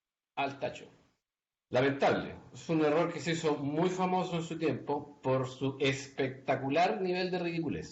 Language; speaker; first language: Spanish; native; Spanish